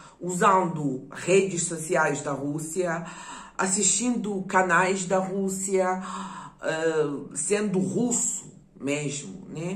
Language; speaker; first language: Portuguese; non-native, fluent; Ukrainian